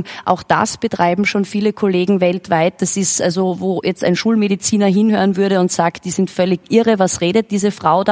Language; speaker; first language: German; native; German